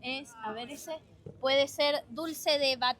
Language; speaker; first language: Spanish; native; Spanish